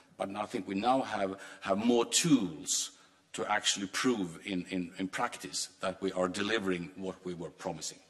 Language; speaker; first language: English; non-native, fluent; Swedish